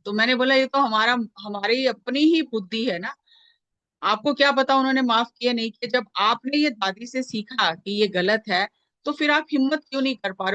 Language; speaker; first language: Hindi; native; Hindi